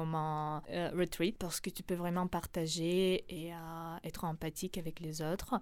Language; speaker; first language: French; non-native, fluent; Ukrainian